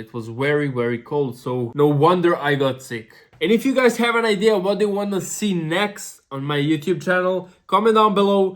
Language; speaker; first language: English; non-native, fluent; Serbian